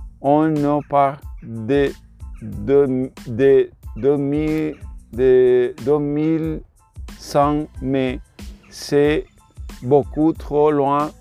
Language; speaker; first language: French; non-native, learner; Spanish